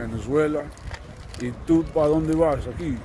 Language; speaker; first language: Spanish; non-native, learner; English